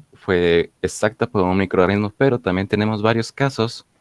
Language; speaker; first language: Spanish; native; Spanish